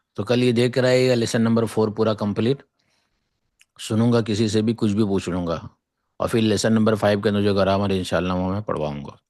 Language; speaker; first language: Urdu; native; Urdu